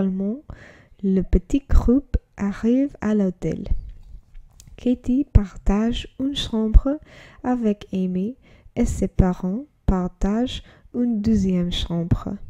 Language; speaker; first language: French; non-native, learner; English